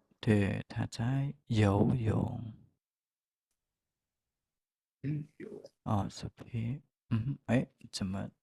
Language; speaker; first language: Chinese; non-native, fluent; Khmer